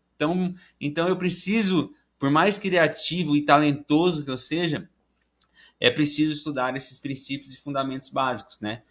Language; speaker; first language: Portuguese; native; Portuguese